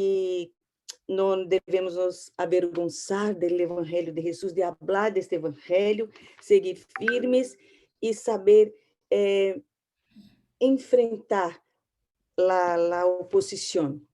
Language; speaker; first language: Portuguese; non-native, learner; Spanish